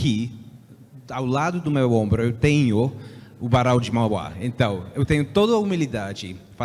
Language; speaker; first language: Portuguese; non-native, fluent; English